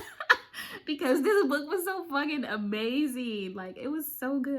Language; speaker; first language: English; native; English